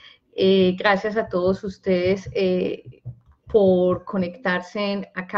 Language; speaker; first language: Spanish; native; Spanish